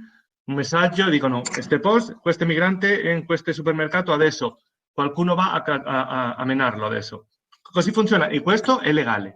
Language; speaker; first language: Italian; non-native, fluent; Spanish